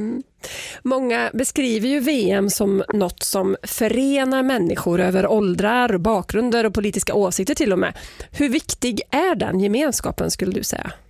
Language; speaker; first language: Swedish; native; Swedish